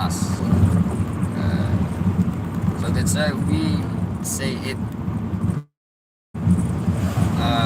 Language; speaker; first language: English; non-native, learner; Indonesian